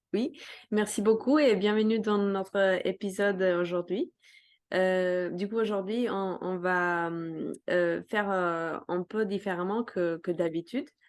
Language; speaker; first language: French; non-native, fluent; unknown